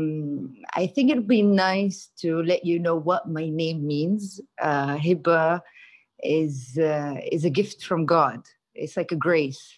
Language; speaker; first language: English; non-native, fluent; Hebrew